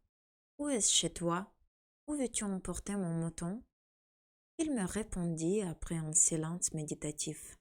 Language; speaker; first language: French; non-native, fluent; Ukrainian